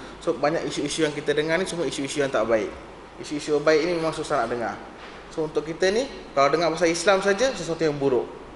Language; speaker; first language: Malay; non-native, local second language; Tamil